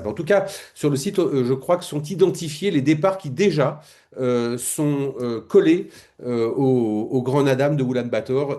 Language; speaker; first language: French; native; French